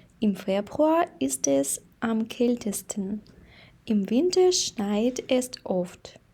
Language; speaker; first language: German; non-native, fluent; Ukrainian